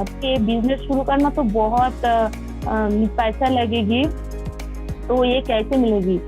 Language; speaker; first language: Hindi; non-native, local second language; Bangla